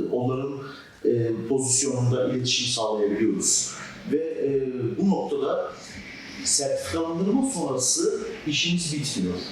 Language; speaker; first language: Turkish; native; Turkish